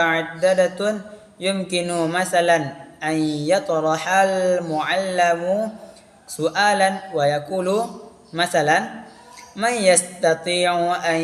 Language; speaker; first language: Arabic; non-native, learner; Indonesian